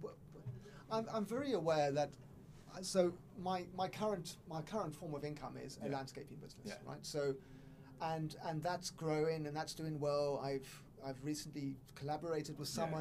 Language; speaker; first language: English; native; English